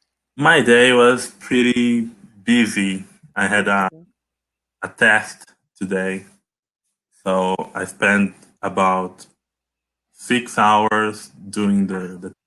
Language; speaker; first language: English; non-native, learner; Portuguese